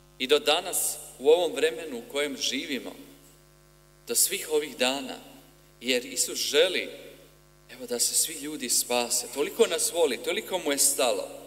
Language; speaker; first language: Croatian; native; Croatian